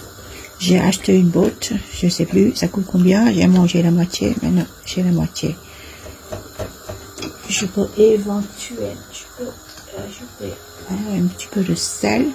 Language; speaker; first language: French; non-native, fluent; Vietnamese